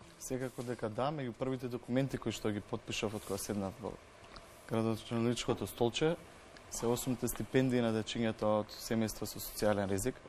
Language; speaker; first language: Macedonian; native; Macedonian